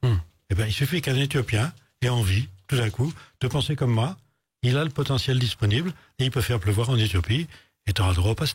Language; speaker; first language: French; native; French